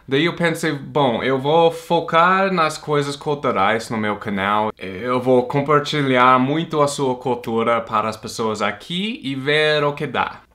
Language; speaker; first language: Portuguese; non-native, fluent; English